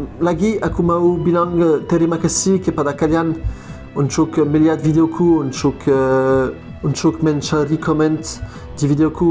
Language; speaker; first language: Indonesian; non-native, learner; French